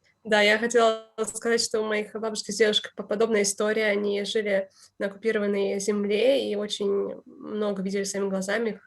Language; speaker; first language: Russian; native; Russian